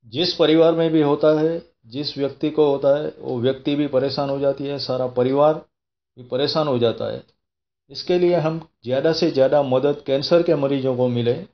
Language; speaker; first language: Hindi; non-native, local second language; Gujarati